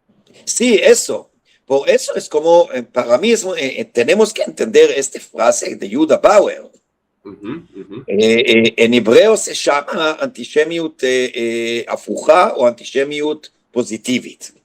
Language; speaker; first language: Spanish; non-native, fluent; Hebrew